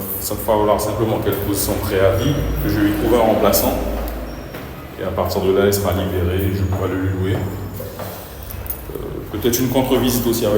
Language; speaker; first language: French; native; French